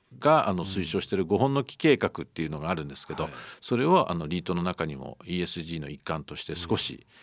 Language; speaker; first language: Japanese; native; Japanese